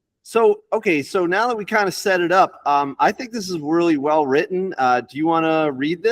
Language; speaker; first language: English; native; English